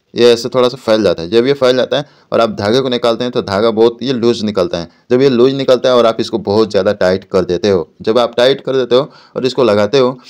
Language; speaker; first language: Hindi; native; Hindi